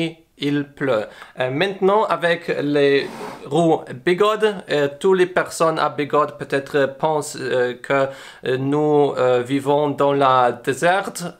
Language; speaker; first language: French; non-native, learner; English